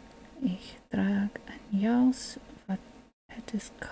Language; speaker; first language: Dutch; non-native, learner; English